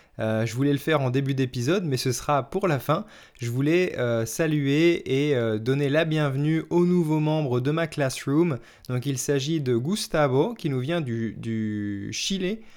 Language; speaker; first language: French; native; French